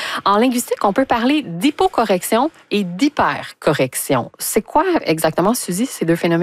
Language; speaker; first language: French; native; French